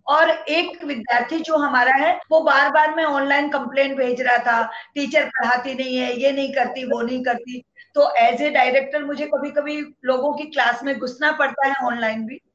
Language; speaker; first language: Hindi; native; Hindi